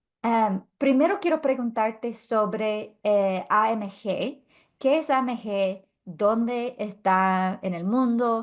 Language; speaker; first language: Spanish; non-native, fluent; English